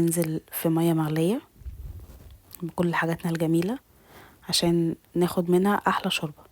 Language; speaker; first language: Arabic; native; Arabic